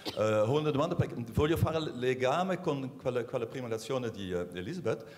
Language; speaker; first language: Italian; non-native, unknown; Dutch